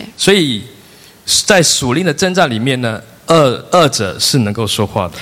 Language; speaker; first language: Chinese; non-native, local second language; Min Nan Chinese